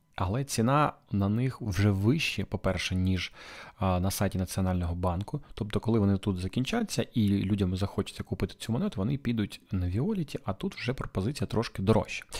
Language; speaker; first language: Ukrainian; non-native, local second language; Russian